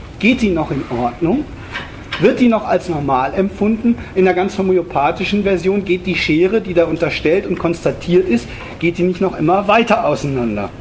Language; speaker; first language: German; native; German